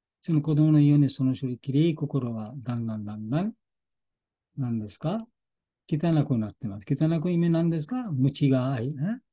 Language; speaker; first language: Japanese; non-native, fluent; Bangla